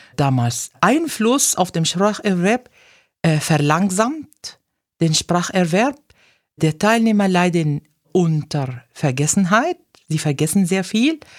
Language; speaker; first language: German; non-native, fluent; Arabic